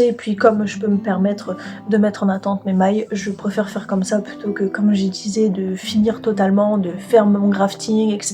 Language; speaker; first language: French; native; French